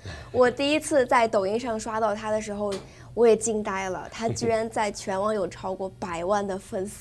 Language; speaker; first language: Chinese; native; Chinese